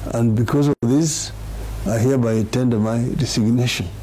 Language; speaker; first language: English; non-native, local second language; Swahili